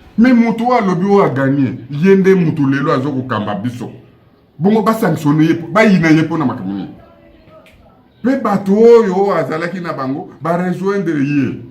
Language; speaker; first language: Lingala; non-native, local second language; Kongo